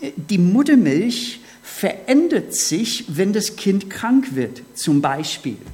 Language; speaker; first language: German; non-native, fluent; English